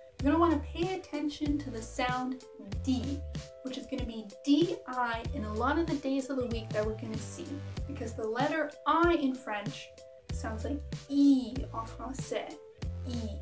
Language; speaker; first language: English; native; English